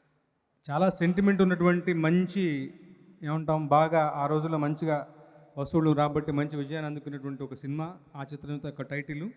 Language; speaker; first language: Telugu; native; Telugu